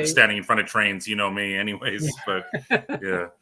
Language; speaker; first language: English; native; English